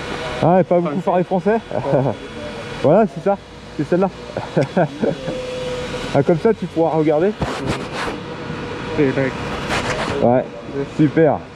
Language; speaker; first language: French; native; French